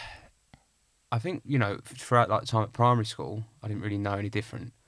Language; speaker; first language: English; native; English